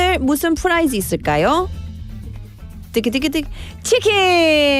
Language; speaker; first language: Korean; non-native, learner; English